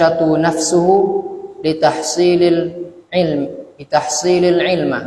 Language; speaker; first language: Arabic; non-native, learner; Indonesian